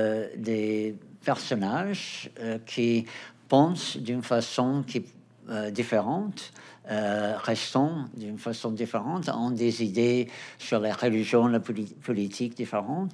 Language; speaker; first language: French; non-native, fluent; Portuguese